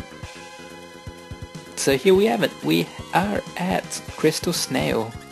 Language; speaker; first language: English; native; English